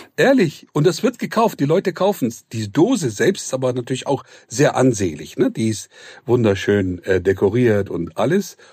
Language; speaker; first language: German; non-native, fluent; Turkish